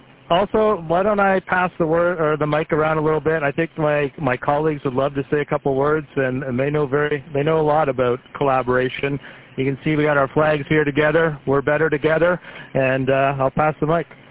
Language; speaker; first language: English; native; English